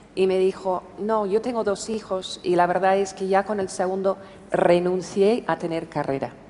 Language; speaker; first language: Spanish; non-native, fluent; English